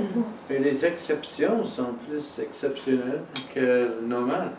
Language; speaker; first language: French; non-native, fluent; English